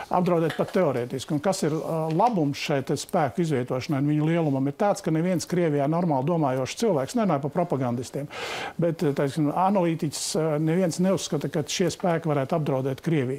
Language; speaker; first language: Latvian; native; Latvian